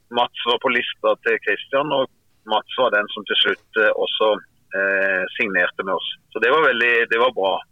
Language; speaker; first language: Norwegian; native; Norwegian